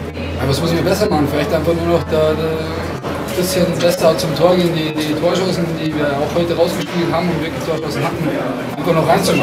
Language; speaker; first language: German; native; German